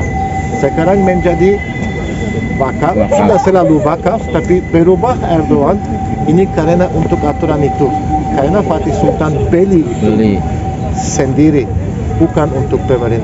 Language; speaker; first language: Indonesian; non-native, learner; Turkish